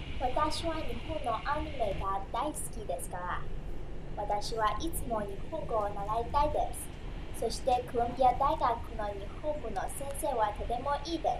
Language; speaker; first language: Japanese; non-native, learner; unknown